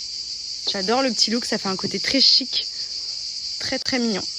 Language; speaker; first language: French; native; French